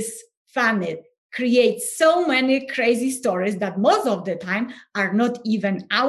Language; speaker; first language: English; non-native, fluent; Polish